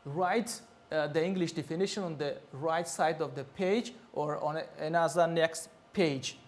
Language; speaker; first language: English; non-native, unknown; Tajik